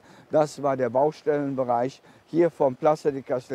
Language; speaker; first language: German; native; German